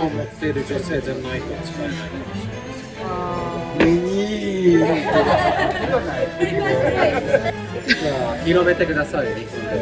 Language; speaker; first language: Japanese; native; Japanese